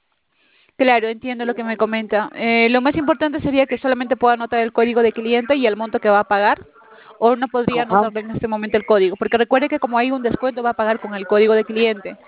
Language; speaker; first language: Spanish; native; Spanish